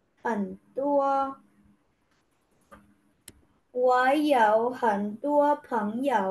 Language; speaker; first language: Chinese; non-native, learner; Vietnamese